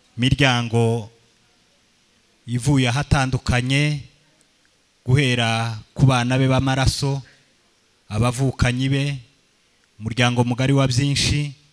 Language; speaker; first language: Kinyarwanda; native; Kinyarwanda